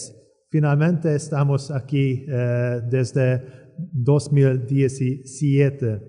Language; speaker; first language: Spanish; non-native, fluent; Hungarian